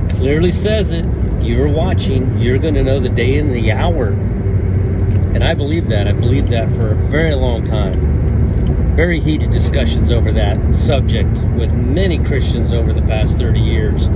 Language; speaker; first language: English; native; English